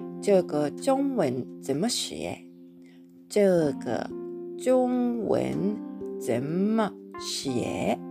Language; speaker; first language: Chinese; non-native, fluent; Japanese